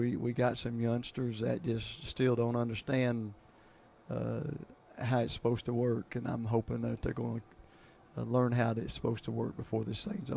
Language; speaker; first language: English; native; English